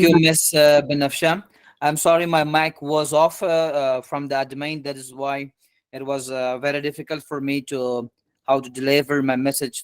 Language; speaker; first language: English; non-native, fluent; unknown